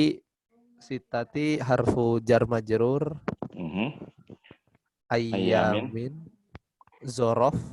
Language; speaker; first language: Arabic; non-native, learner; Indonesian